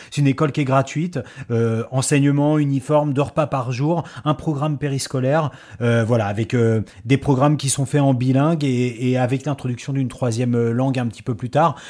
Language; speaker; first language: French; native; French